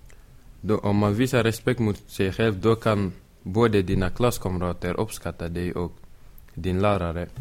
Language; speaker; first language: Swedish; early bilingual, other home language; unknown